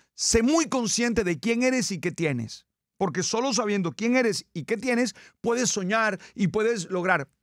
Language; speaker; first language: Spanish; native; Spanish